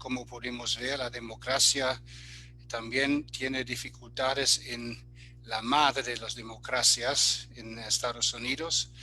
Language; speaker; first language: Spanish; non-native, fluent; German